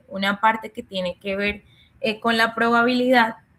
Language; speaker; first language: Spanish; native; Spanish